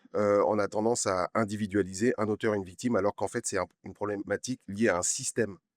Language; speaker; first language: French; native; French